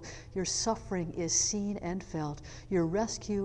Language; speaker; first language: English; native; English